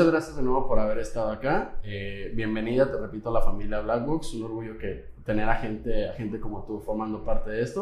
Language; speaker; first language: Spanish; native; Spanish